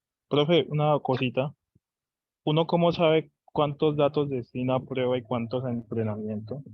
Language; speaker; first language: Spanish; native; Spanish